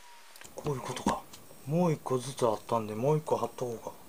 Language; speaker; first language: Japanese; native; Japanese